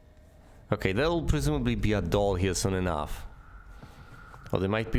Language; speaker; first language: English; native; English